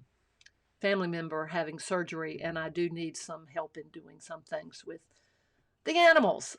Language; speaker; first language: English; native; English